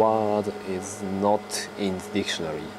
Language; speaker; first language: English; non-native, learner; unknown